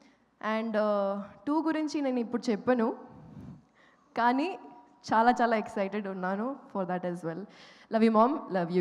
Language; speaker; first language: Telugu; non-native, fluent; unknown